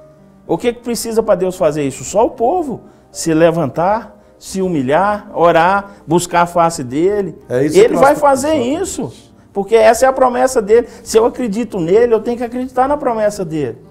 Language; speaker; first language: Portuguese; native; Portuguese